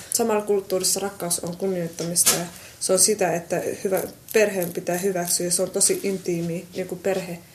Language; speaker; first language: Finnish; early bilingual, other home language; Somali